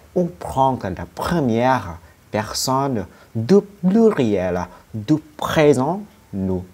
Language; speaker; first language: French; non-native, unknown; Vietnamese